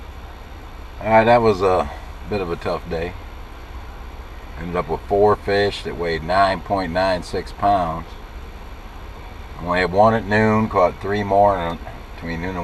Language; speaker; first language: English; native; English